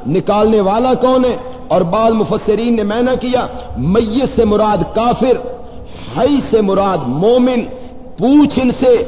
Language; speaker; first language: Urdu; non-native, local second language; Punjabi